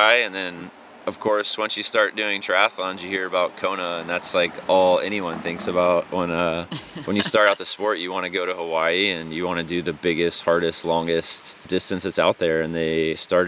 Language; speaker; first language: English; native; English